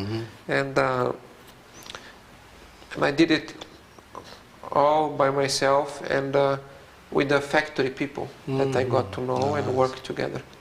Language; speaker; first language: English; non-native, fluent; Portuguese